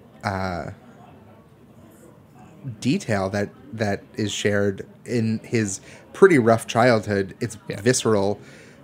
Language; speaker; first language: English; native; English